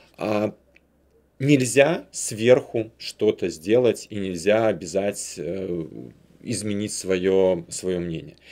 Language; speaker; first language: Russian; native; Russian